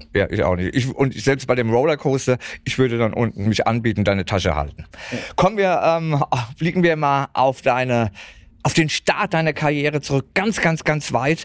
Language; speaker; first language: German; native; German